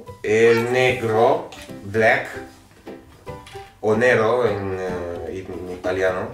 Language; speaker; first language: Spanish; non-native, fluent; Italian